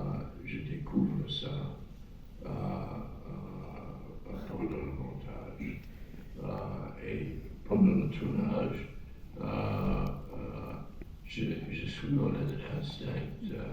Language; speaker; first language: French; non-native, fluent; English